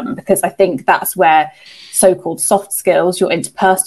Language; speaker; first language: English; native; English